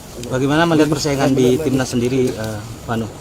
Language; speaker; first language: Indonesian; native; Indonesian